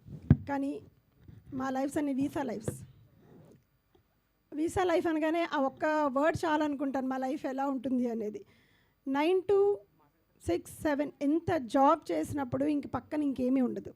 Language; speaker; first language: Telugu; native; Telugu